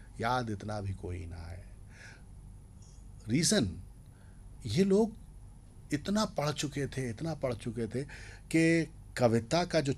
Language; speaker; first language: Hindi; native; Hindi